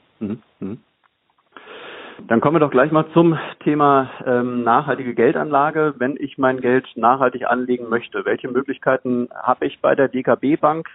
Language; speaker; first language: German; native; German